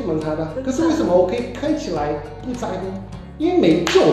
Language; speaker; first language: Chinese; early bilingual, heritage; Portuguese